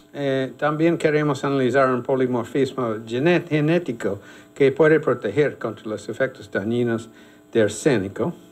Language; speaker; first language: Spanish; non-native, fluent; English